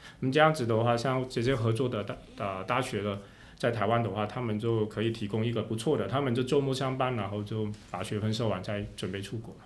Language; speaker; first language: Chinese; non-native, local second language; Cantonese